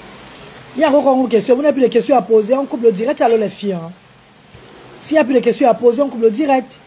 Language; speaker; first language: French; non-native, local second language; Lingala